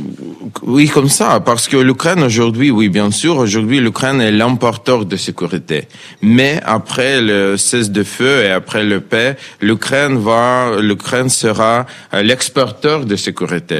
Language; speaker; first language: French; non-native, learner; Ukrainian